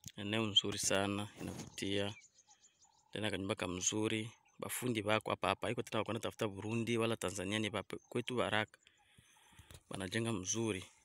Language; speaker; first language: Swahili; native; Swahili